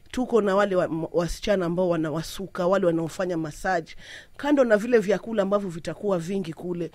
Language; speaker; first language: Swahili; native; Swahili